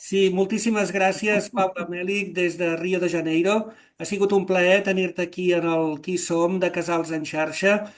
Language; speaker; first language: Catalan; native; Catalan